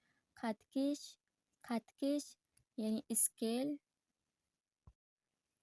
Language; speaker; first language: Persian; non-native, fluent; Urdu